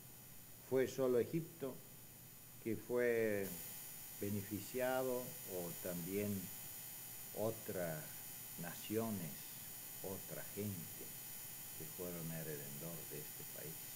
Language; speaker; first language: Spanish; non-native, fluent; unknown